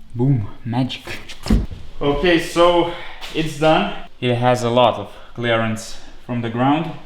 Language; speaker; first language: English; non-native, fluent; Lithuanian